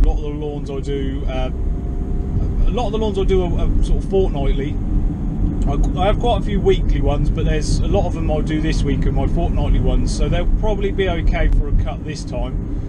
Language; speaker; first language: English; native; English